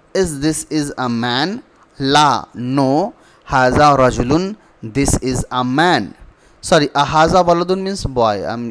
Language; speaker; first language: English; non-native, local second language; Urdu